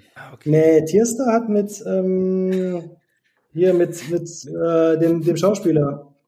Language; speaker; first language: German; native; German